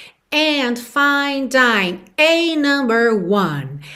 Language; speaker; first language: English; non-native, fluent; Portuguese